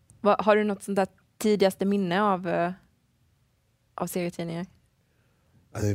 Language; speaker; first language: Swedish; native; Swedish